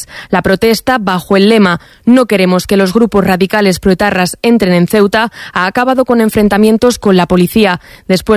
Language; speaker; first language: Spanish; native; Spanish